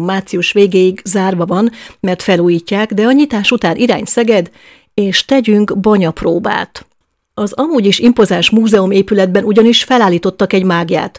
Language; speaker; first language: Hungarian; native; Hungarian